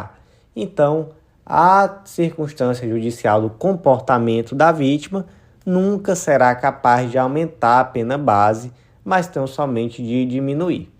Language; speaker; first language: Portuguese; native; Portuguese